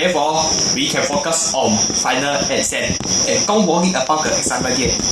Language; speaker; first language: English; non-native, learner; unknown